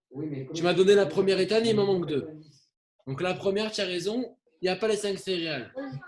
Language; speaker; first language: French; native; French